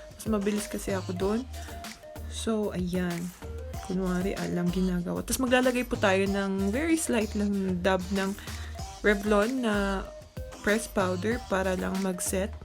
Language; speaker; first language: Filipino; non-native, local second language; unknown